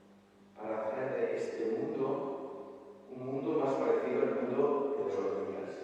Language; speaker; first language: Spanish; non-native, fluent; Italian